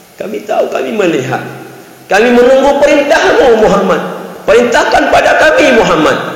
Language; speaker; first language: Malay; non-native, local second language; Achinese